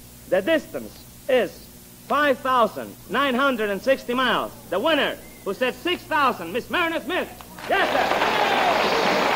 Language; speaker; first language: English; non-native, fluent; Spanish